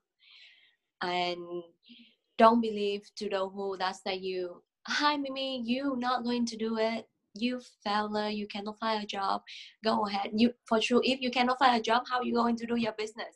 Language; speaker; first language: English; non-native, learner; Vietnamese